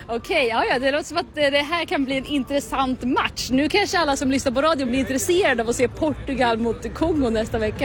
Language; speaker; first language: Swedish; native; Swedish